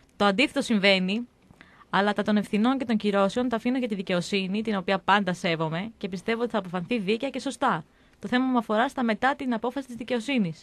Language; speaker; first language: Greek; native; Greek